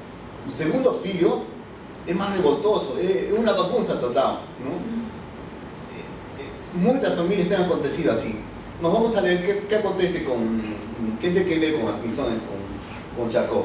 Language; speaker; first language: Portuguese; non-native, fluent; Spanish